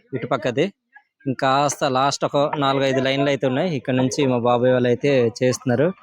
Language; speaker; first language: Telugu; non-native, local second language; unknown